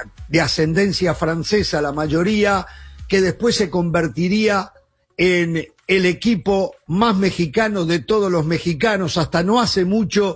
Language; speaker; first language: Spanish; native; Spanish